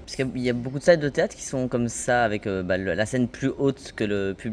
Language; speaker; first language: French; native; French